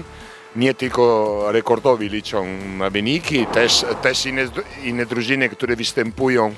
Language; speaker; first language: Polish; non-native, fluent; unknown